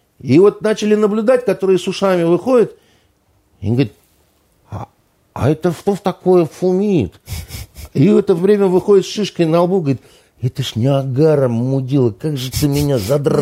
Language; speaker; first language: Russian; native; Russian